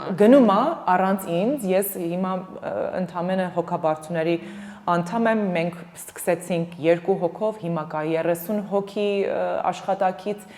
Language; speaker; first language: Armenian; early bilingual, heritage; Armenian